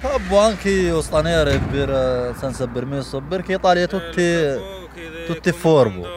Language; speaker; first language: Italian; non-native, learner; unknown